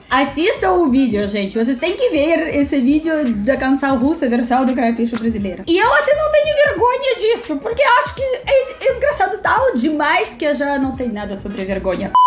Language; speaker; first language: Portuguese; non-native, fluent; Russian